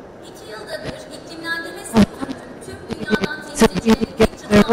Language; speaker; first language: Turkish; native; Turkish